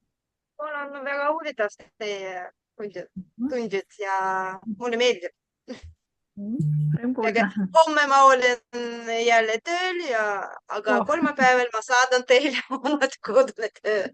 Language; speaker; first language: Estonian; non-native, learner; Russian